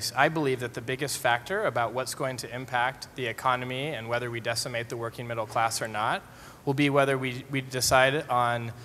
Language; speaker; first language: English; native; English